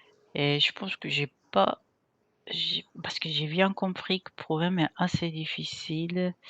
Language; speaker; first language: French; non-native, fluent; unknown